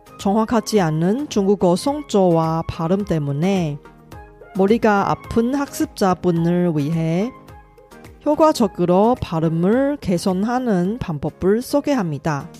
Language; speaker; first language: Korean; non-native, fluent; Chinese